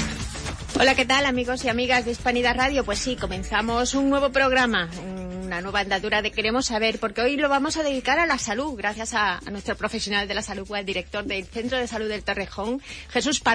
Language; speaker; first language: Spanish; native; Spanish